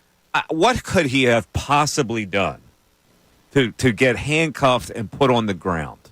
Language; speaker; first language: English; native; English